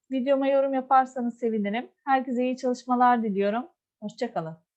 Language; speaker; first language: Turkish; native; Turkish